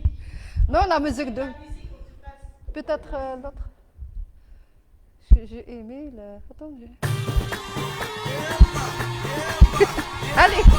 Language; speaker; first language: French; non-native, learner; Arabic